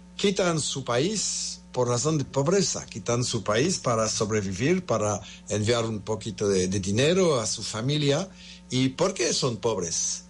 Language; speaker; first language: Spanish; non-native, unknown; French